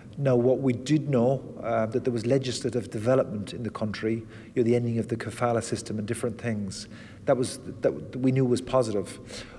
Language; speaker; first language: English; native; English